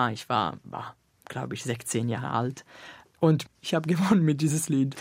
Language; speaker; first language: German; non-native, fluent; Italian